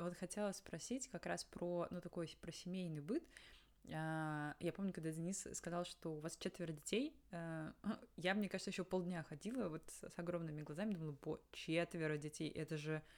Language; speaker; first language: Russian; native; Russian